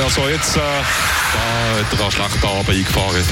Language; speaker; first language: German; native; German